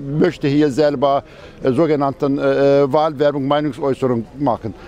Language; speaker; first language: German; early bilingual, other home language; Turkish